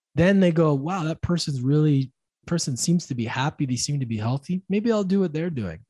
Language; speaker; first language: English; native; English